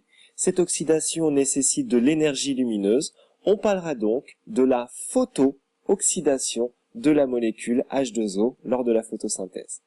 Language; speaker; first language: French; native; French